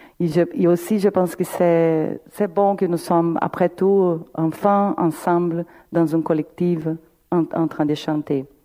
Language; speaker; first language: French; non-native, fluent; Portuguese